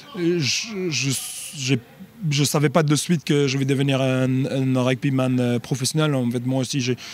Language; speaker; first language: French; non-native, fluent; English